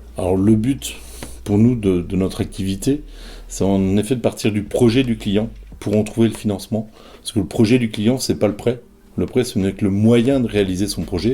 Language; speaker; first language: French; native; French